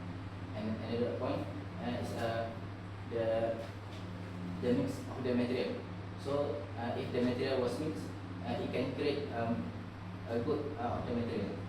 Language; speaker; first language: English; non-native, learner; Malay